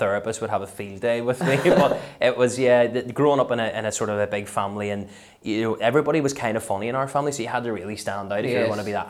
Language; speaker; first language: English; native; English